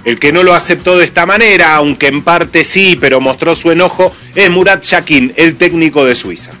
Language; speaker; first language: Spanish; native; Spanish